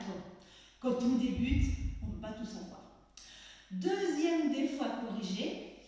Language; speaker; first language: French; native; French